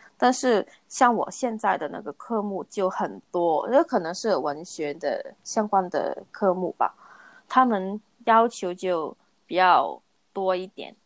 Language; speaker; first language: Chinese; non-native, local second language; Cantonese